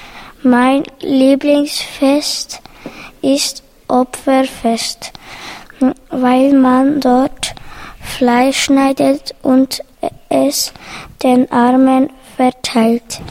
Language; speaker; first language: German; early bilingual, other home language; Turkish